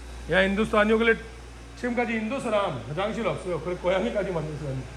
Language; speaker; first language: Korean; non-native, learner; Hindi